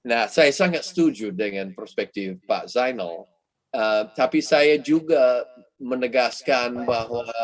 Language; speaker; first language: Indonesian; non-native, fluent; English